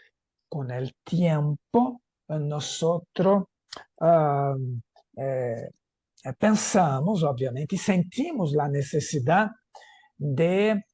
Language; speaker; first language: Spanish; non-native, fluent; Portuguese